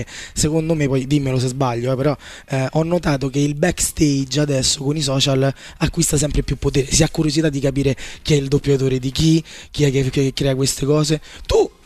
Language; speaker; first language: Italian; native; Italian